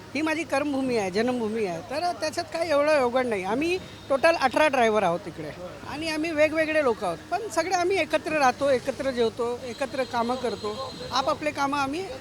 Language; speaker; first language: Marathi; non-native, local second language; Hindi